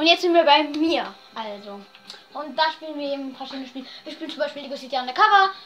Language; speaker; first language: German; native; German